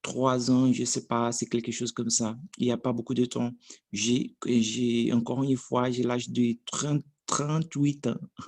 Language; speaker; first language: French; non-native, learner; Portuguese